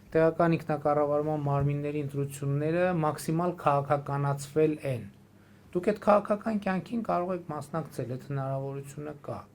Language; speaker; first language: Armenian; native; Armenian